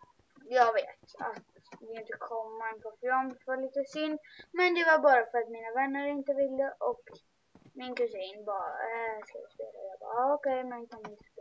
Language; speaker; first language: Swedish; early bilingual, other home language; Bulgarian